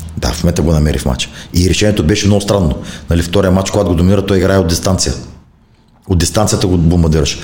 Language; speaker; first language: Bulgarian; native; Bulgarian